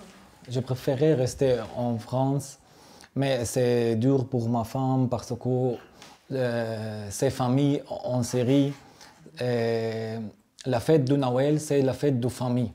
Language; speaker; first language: French; non-native, learner; Arabic